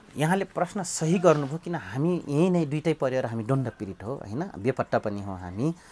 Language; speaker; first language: Nepali; non-native, local second language; Dangaura Tharu